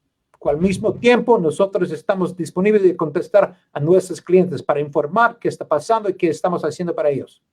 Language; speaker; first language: Spanish; non-native, learner; English